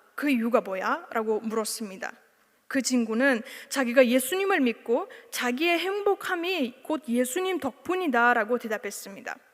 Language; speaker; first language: Korean; non-native, fluent; Uzbek